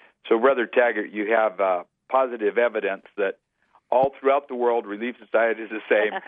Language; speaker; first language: English; native; English